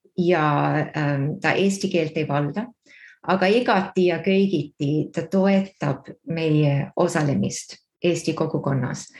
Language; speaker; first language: Estonian; early bilingual, heritage; Estonian